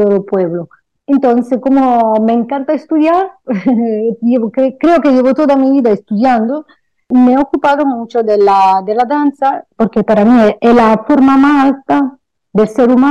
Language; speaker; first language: Spanish; non-native, fluent; Italian